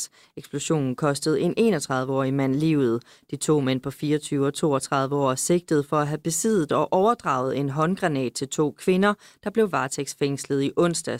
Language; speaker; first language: Danish; native; Danish